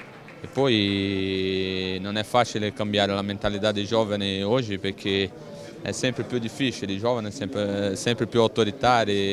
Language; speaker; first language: Italian; non-native, fluent; Portuguese